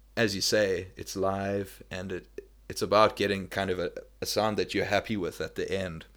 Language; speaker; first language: English; native; English